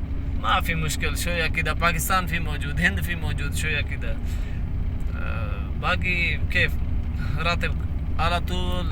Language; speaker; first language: Arabic; non-native, learner; Urdu